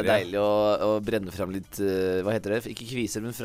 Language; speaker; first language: Norwegian; native; Norwegian